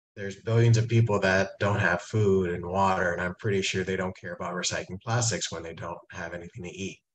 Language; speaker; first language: English; native; English